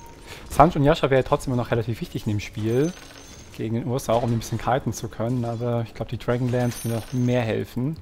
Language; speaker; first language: German; native; German